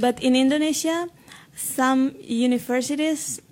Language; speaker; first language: English; non-native, fluent; Indonesian